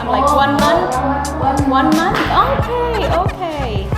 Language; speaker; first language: English; non-native, learner; Thai